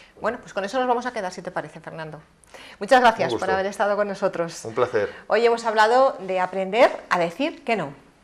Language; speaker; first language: Spanish; native; Spanish